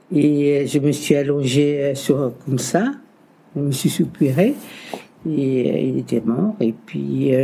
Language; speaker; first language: French; non-native, local second language; Kabuverdianu